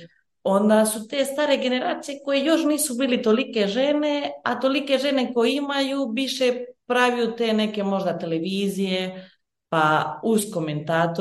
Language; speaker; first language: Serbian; early bilingual, heritage; Bosnian